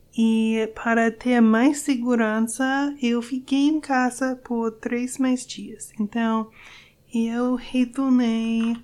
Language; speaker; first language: Portuguese; non-native, learner; English